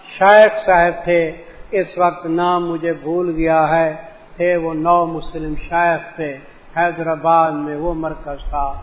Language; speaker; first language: Urdu; non-native, local second language; Sindhi